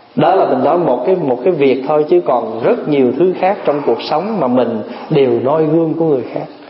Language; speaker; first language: Vietnamese; early bilingual, other home language; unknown